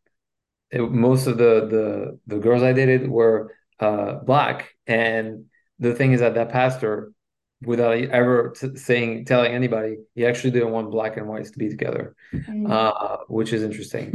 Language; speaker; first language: English; non-native, fluent; French